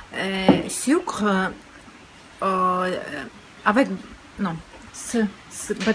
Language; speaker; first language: French; non-native, learner; Ukrainian